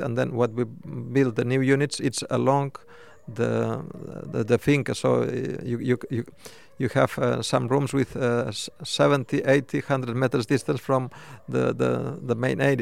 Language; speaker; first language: English; non-native, fluent; Spanish